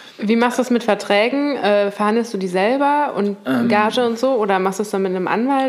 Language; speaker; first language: German; native; German